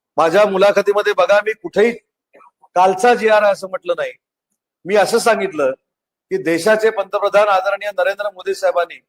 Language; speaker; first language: Marathi; native; Marathi